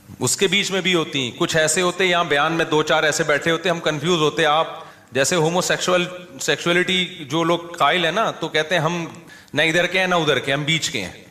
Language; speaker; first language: Urdu; native; Urdu